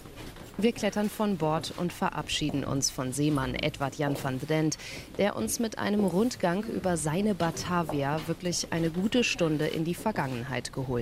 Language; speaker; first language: German; native; German